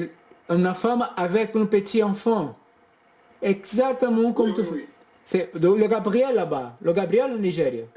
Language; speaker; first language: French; non-native, learner; Portuguese